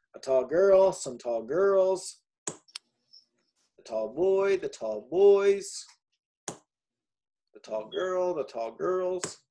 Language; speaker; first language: English; native; English